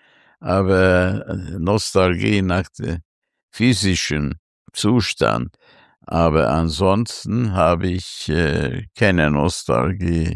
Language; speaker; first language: German; non-native, fluent; Hungarian